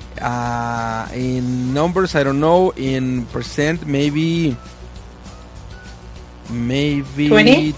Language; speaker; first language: English; non-native, learner; Spanish